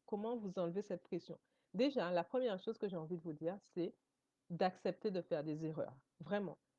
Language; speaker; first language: French; native; French